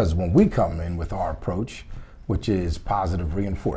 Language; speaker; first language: English; native; English